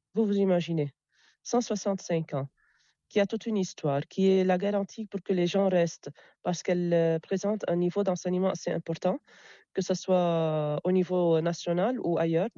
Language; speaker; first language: French; non-native, local second language; Arabic